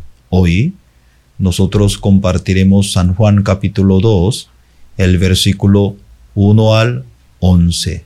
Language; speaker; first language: Spanish; non-native, fluent; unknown